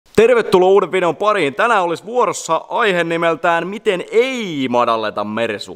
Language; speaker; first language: Finnish; native; Finnish